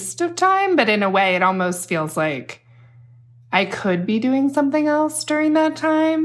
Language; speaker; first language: English; native; English